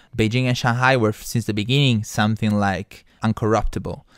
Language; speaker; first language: English; non-native, fluent; Italian